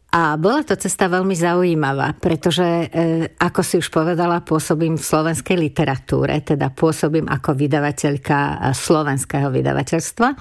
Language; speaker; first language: Slovak; non-native, local second language; Hungarian